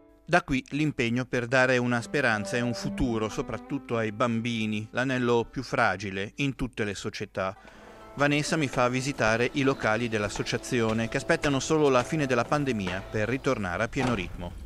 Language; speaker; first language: Italian; native; Italian